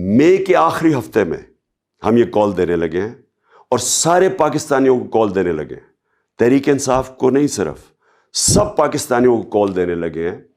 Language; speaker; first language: Urdu; native; Urdu